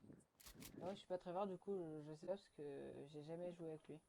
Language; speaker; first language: French; native; French